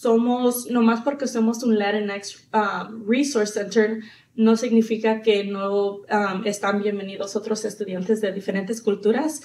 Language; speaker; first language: Spanish; early bilingual, heritage; Spanish